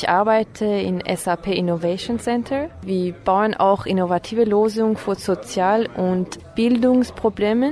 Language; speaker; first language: German; non-native, fluent; Armenian